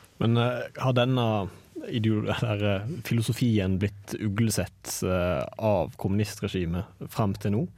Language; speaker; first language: Norwegian; native; Norwegian